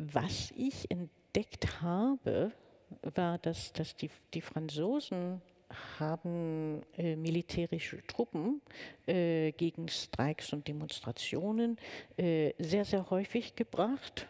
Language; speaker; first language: German; non-native, fluent; Danish